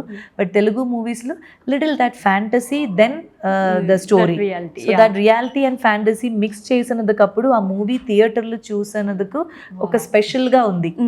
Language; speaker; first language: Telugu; non-native, learner; Malayalam